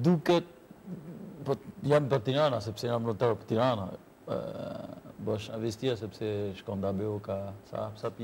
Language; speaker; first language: Albanian; non-native, learner; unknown